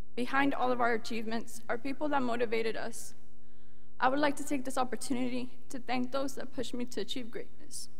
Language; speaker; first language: English; early bilingual, other home language; Spanish